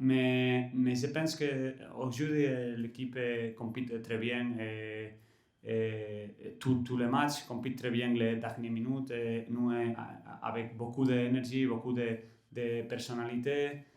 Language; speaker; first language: French; non-native, learner; Catalan